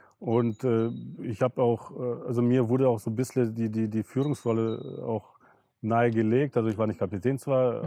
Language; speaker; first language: German; early bilingual, other home language; Russian